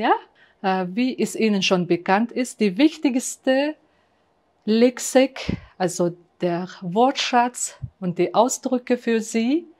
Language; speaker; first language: German; non-native, fluent; Uzbek